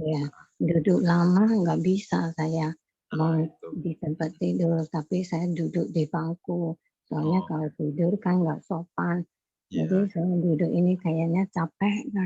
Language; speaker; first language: Indonesian; non-native, local second language; Chinese